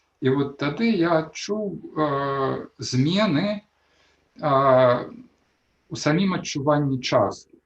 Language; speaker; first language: Belarusian; non-native, local second language; Russian